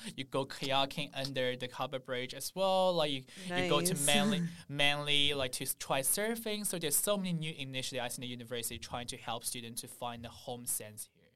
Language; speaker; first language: English; non-native, fluent; Chinese